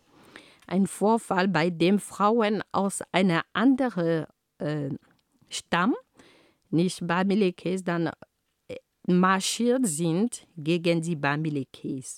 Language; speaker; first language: German; non-native, fluent; Ghomala